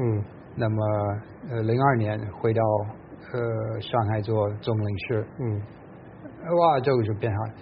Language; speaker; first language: Chinese; non-native, fluent; English